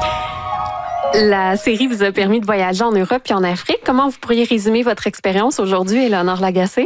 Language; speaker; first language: French; native; French